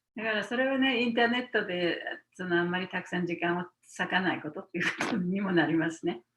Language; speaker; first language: Japanese; native; Japanese